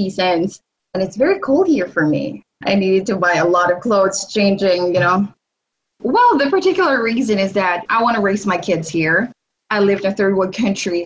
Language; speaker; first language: English; non-native, local second language; Hiligaynon